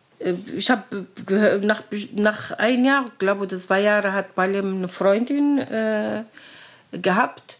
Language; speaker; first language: German; non-native, learner; Arabic